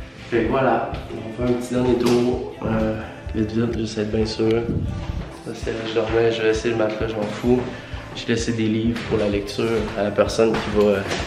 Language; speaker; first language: French; native; French